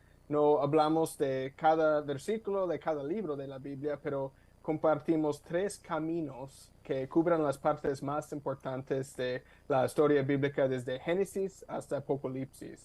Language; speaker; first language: Spanish; non-native, fluent; English